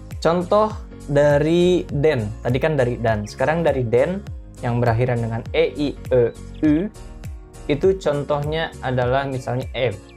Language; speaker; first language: Indonesian; native; Indonesian